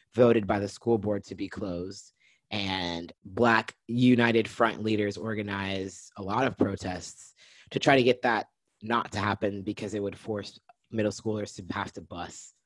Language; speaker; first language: English; native; English